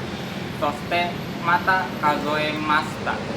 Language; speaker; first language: Japanese; non-native, learner; Indonesian